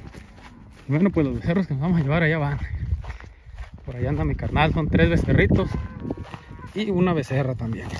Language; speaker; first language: Spanish; native; Spanish